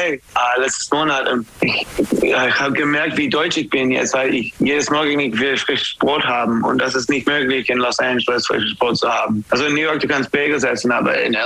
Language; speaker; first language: German; non-native, learner; English